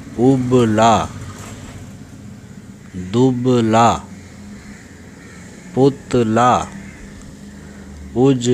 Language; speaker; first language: Urdu; native; Urdu